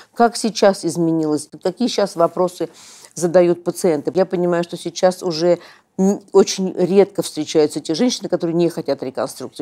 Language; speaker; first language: Russian; native; Russian